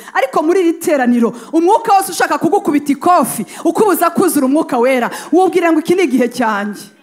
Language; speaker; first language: Kinyarwanda; native; Kinyarwanda